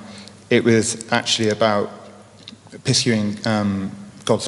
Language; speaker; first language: English; native; English